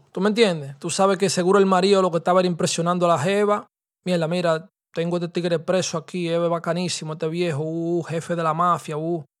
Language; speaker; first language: Spanish; early bilingual, heritage; Spanish